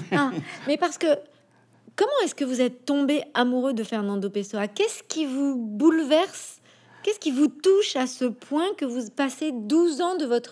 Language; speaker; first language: French; native; French